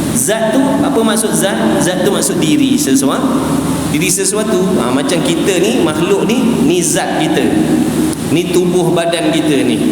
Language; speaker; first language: Malay; native; Malay